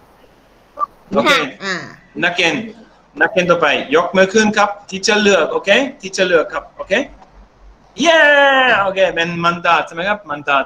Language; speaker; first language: Thai; non-native, learner; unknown